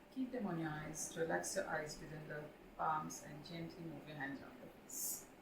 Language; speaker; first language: English; non-native, local second language; Marathi